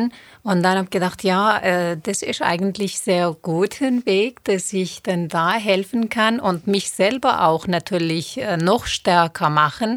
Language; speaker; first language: German; non-native, fluent; Turoyo